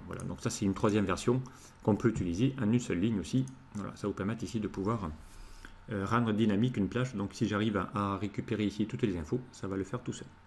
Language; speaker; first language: French; native; French